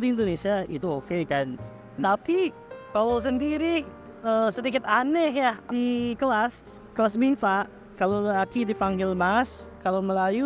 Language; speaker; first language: Indonesian; non-native, fluent; Filipino